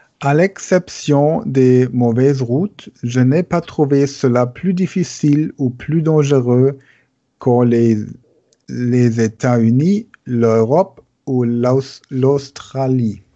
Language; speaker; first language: French; non-native, learner; German